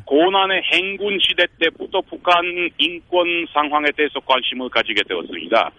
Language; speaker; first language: Korean; non-native, fluent; Romanian